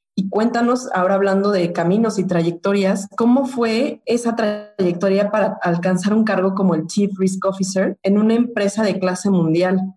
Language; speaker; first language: Spanish; native; Spanish